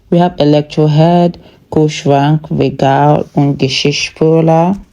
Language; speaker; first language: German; non-native, fluent; English